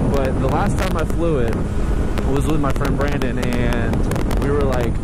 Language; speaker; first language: English; native; English